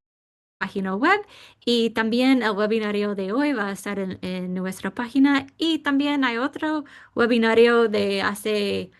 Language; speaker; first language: Spanish; non-native, fluent; English